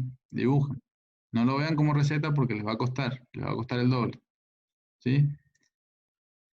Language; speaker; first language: Spanish; native; Spanish